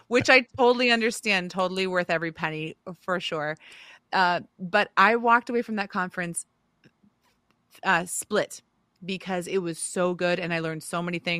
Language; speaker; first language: English; native; English